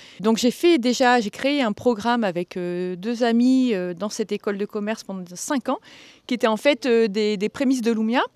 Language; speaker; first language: French; native; French